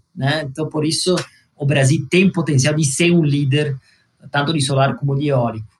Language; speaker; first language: Portuguese; non-native, fluent; Italian